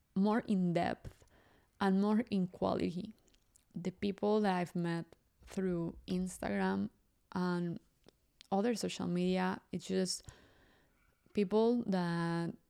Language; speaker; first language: English; non-native, fluent; Spanish